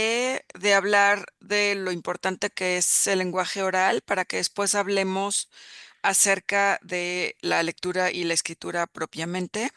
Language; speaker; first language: Spanish; native; Spanish